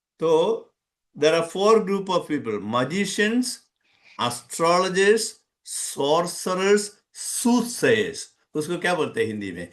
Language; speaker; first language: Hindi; non-native, local second language; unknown